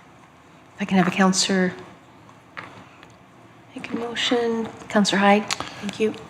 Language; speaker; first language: English; native; English